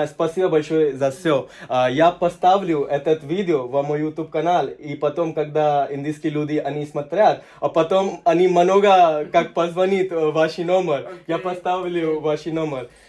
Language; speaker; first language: Russian; non-native, learner; Hindi